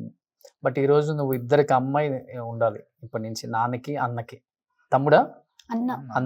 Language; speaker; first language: Telugu; native; Telugu